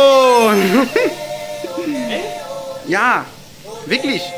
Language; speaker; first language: German; non-native, learner; Bangla